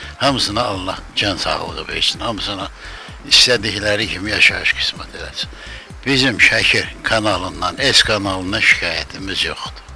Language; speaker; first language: Azerbaijani; native; Azerbaijani